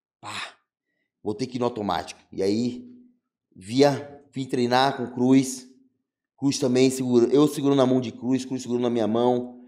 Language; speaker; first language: Portuguese; native; Portuguese